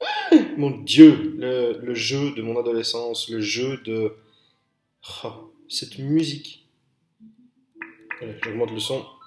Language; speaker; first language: French; native; French